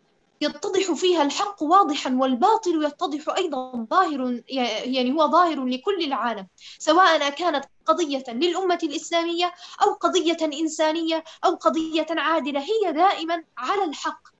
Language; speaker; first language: Arabic; native; Arabic